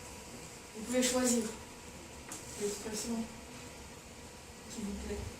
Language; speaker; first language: French; non-native, fluent; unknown